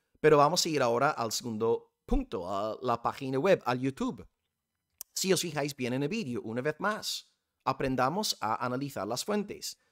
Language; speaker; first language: Spanish; non-native, fluent; English